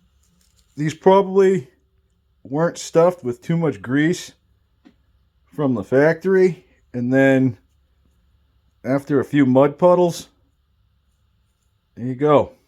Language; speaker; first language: English; native; English